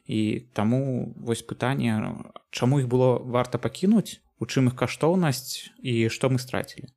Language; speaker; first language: Belarusian; non-native, local second language; Russian